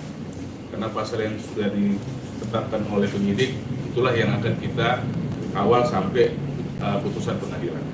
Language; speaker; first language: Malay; non-native, local second language; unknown